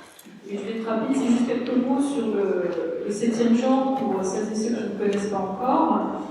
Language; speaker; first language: French; native; French